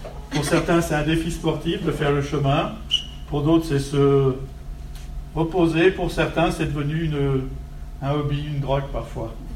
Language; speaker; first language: French; native; French